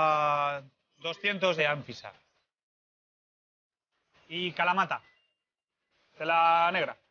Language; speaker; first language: Spanish; native; Spanish